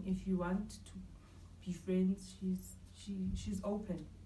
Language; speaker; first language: English; non-native, local second language; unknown